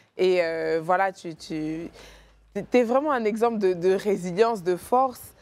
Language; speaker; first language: French; native; French